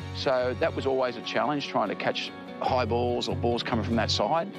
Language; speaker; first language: English; native; English